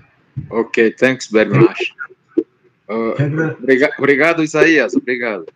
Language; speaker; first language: Portuguese; non-native, local second language; Spanish